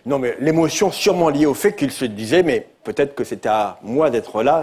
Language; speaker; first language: French; native; French